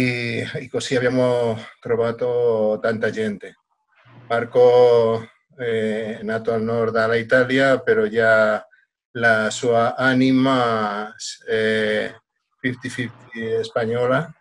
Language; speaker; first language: Italian; non-native, fluent; Spanish